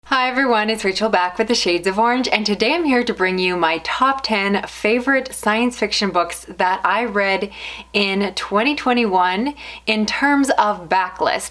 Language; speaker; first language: English; native; English